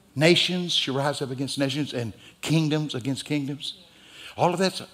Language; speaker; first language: English; native; English